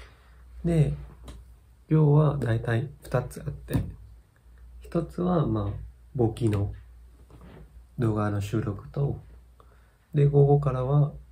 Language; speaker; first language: Japanese; non-native, fluent; Vietnamese